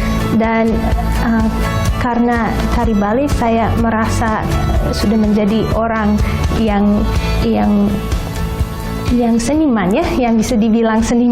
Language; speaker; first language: Indonesian; non-native, fluent; English